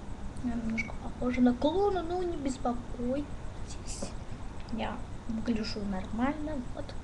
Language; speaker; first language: Russian; non-native, learner; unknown